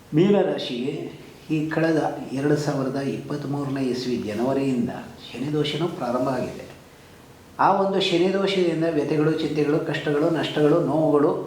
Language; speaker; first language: Kannada; native; Kannada